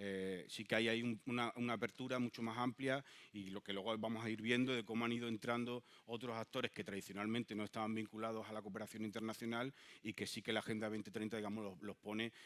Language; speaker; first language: Spanish; native; Spanish